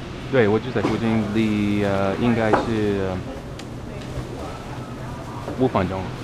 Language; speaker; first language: Chinese; non-native, fluent; English